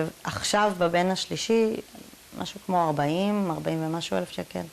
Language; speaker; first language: Hebrew; early bilingual, other home language; Tigrinya